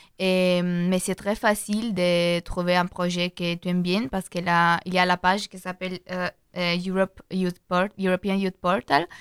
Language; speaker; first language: French; non-native, learner; Italian